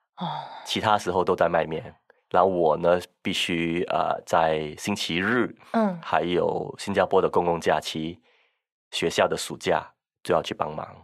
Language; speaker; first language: Chinese; non-native, local second language; Min Nan Chinese